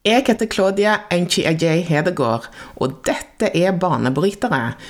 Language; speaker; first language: Norwegian; non-native, fluent; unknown